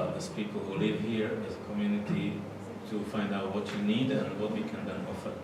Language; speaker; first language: English; non-native, fluent; Slovak